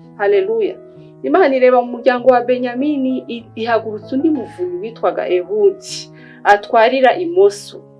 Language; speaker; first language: Kinyarwanda; early bilingual, heritage; Kinyarwanda